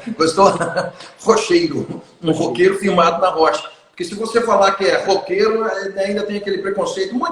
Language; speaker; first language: Portuguese; non-native, fluent; English